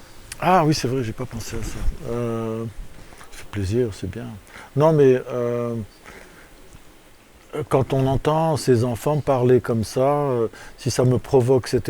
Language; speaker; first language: French; non-native, local second language; Arabic